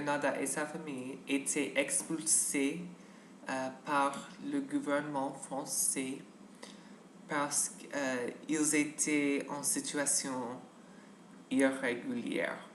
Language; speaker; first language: French; non-native, learner; English